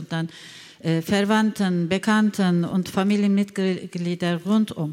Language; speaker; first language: German; non-native, learner; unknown